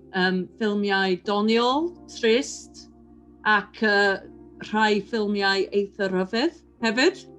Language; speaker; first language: Welsh; non-native, learner; English